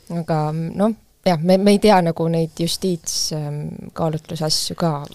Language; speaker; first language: Estonian; native; Estonian